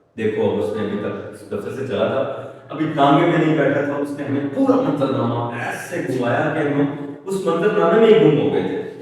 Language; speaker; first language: Urdu; non-native, local second language; Punjabi